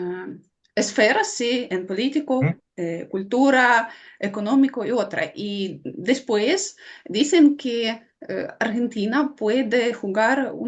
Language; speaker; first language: Spanish; non-native, fluent; Ukrainian